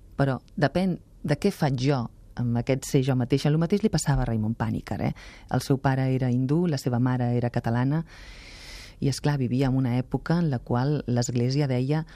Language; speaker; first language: Catalan; non-native, local second language; Spanish